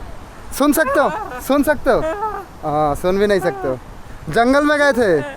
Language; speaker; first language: Hindi; non-native, local second language; Bangla